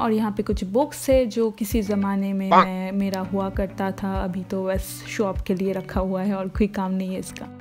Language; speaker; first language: Hindi; non-native, local second language; Bangla